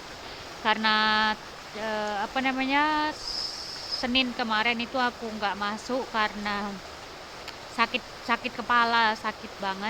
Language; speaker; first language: Indonesian; native; Indonesian